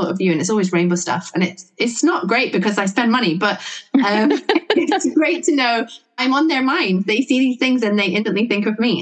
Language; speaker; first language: English; native; English